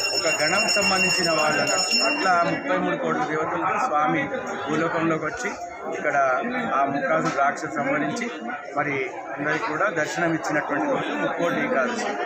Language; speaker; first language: Telugu; native; Telugu